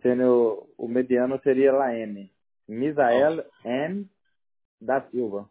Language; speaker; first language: Spanish; non-native, learner; Portuguese